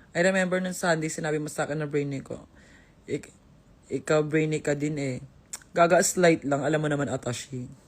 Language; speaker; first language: Filipino; native; Filipino